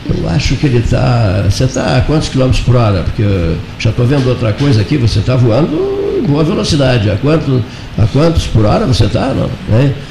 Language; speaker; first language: Portuguese; native; Portuguese